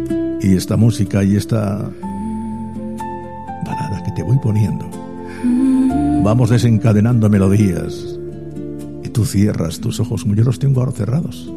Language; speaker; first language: Spanish; native; Spanish